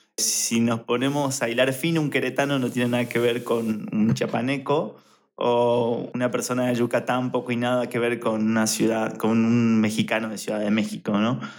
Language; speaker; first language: Spanish; native; Spanish